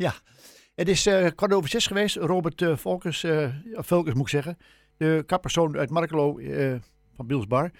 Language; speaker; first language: Dutch; native; Dutch